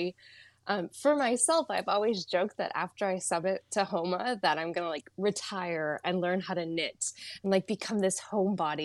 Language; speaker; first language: English; native; English